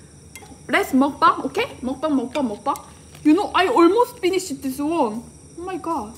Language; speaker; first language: English; non-native, learner; Korean